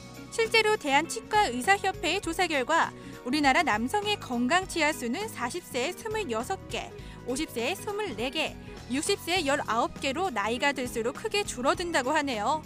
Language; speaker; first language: Korean; native; Korean